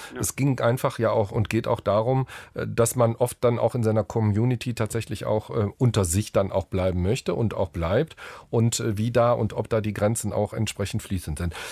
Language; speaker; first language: German; native; German